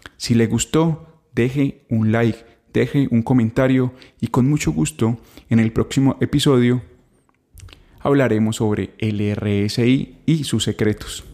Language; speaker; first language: Spanish; native; Spanish